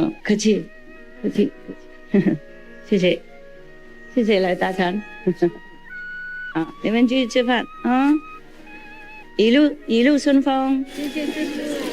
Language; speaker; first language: Chinese; non-native, learner; Vietnamese